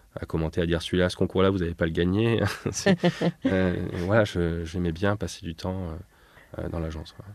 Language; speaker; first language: French; native; French